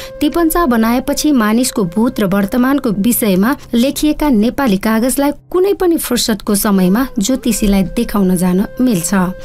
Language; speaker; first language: Nepali; non-native, local second language; Newari